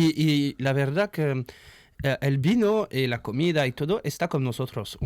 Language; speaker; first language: Spanish; non-native, learner; French